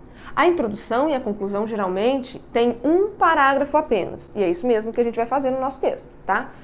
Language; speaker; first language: Portuguese; native; Portuguese